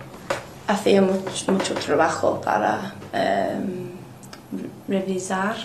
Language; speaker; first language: Spanish; non-native, learner; English